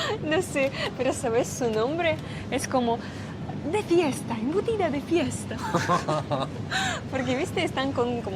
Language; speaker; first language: Spanish; non-native, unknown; Russian